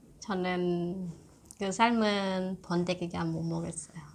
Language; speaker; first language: Korean; non-native, learner; Khmer